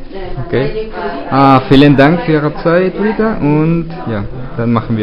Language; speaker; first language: German; non-native, learner; Spanish